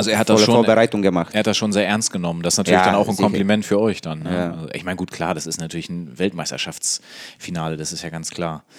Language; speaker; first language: German; native; German